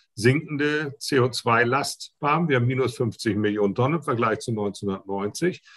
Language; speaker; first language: German; native; German